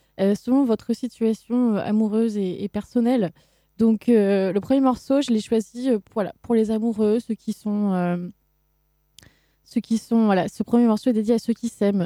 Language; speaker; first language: French; native; French